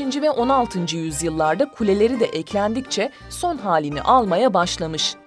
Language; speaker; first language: Turkish; native; Turkish